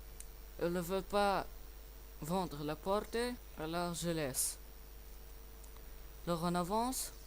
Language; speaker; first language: French; non-native, learner; English